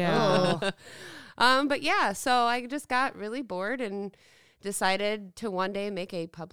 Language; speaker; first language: English; native; English